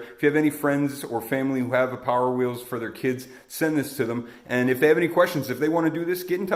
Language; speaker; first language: English; native; English